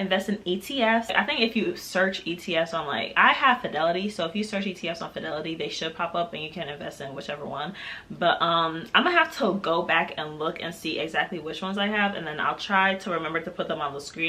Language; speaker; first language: English; native; English